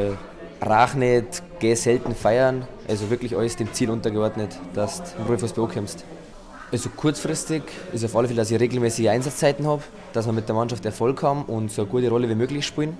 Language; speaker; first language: German; native; German